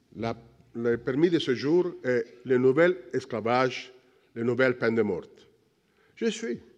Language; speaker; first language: French; non-native, learner; Sicilian